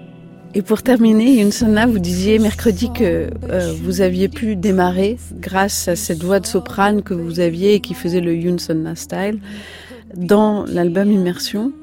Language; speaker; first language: French; native; French